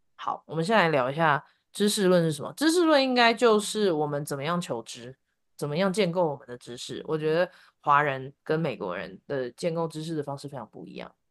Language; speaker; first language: Chinese; native; Chinese